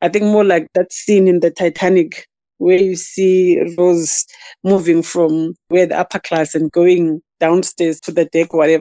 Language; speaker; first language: English; non-native, local second language; North Ndebele